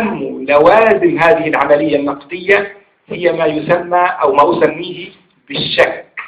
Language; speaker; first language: Arabic; native; Arabic